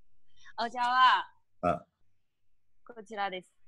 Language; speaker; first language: Japanese; non-native, fluent; Chinese